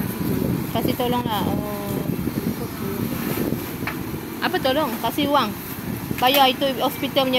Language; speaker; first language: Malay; non-native, local second language; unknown